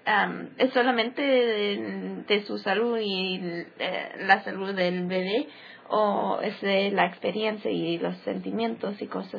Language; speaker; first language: Spanish; early bilingual, heritage; English